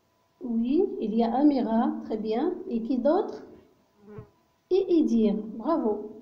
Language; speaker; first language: French; non-native, local second language; Arabic